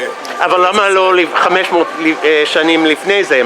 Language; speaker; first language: Hebrew; non-native, fluent; English